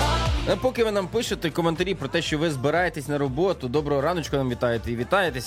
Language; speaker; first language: Ukrainian; native; Ukrainian